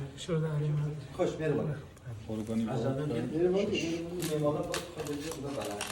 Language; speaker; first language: Turkish; non-native, learner; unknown